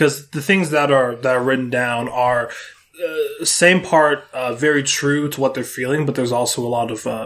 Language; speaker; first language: English; native; English